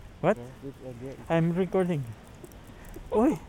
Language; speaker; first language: English; non-native, learner; Spanish